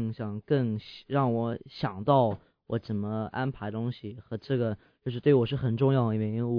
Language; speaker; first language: Chinese; early bilingual, heritage; English